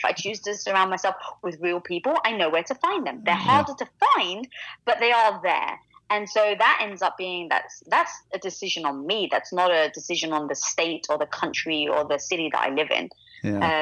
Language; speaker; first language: English; native; English